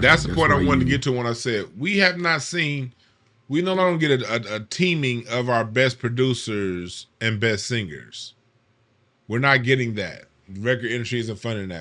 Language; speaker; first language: English; native; English